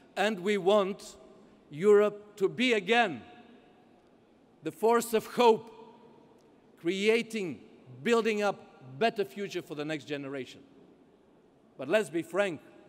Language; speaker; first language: English; non-native, fluent; Bulgarian